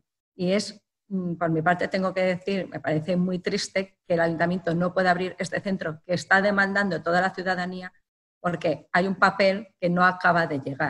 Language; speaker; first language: Spanish; native; Spanish